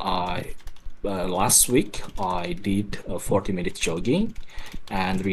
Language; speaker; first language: English; non-native, learner; Indonesian